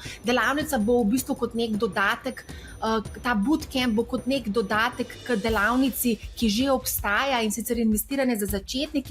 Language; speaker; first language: Slovenian; native; Slovenian